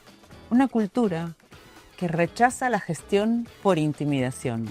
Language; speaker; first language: Spanish; native; Spanish